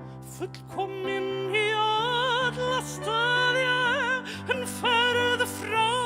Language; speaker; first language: Icelandic; native; Icelandic